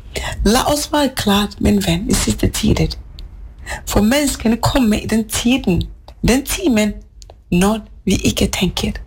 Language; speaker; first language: Norwegian; non-native, fluent; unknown